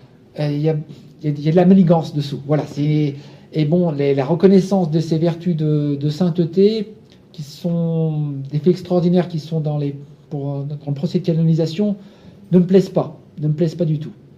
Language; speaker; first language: French; native; French